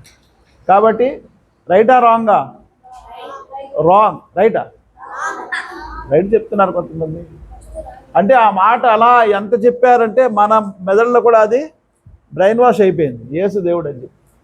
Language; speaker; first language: Telugu; non-native, local second language; Urdu